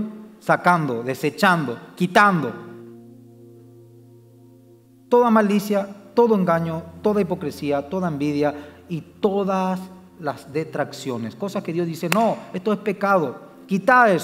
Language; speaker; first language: Spanish; native; Spanish